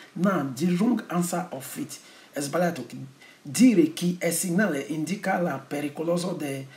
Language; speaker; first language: Italian; non-native, learner; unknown